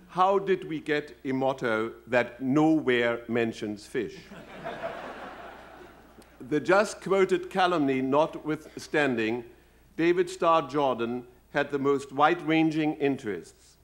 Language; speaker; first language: English; non-native, fluent; German